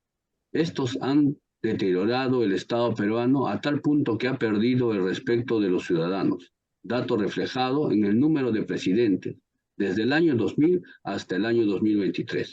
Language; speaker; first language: Spanish; native; Spanish